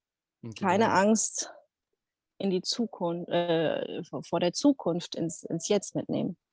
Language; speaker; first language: German; non-native, fluent; Dutch